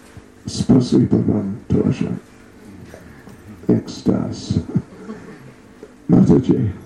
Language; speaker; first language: Russian; non-native, learner; English